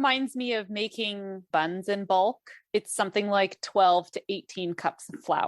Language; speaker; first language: English; native; English